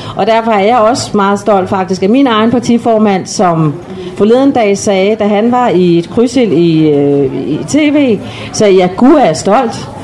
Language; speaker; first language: Danish; native; Danish